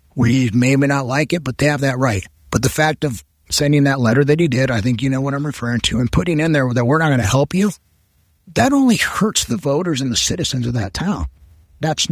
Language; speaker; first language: English; non-native, local second language; Spanish